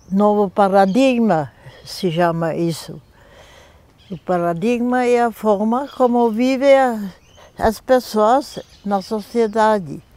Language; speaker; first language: Portuguese; non-native, fluent; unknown